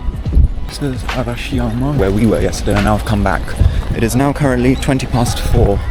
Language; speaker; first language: English; native; English